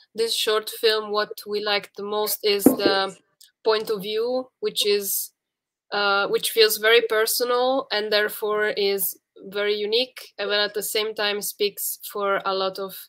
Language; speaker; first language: English; non-native, fluent; Italian